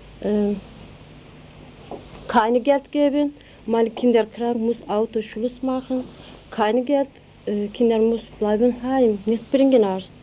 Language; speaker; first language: German; non-native, learner; Turkish